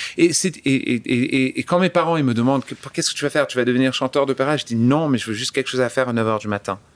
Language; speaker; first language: French; early bilingual, other home language; English